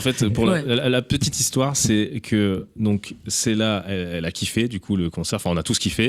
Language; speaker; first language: French; native; French